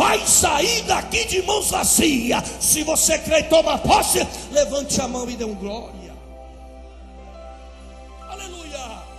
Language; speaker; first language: Portuguese; native; Portuguese